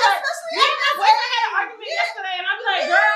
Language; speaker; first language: English; native; English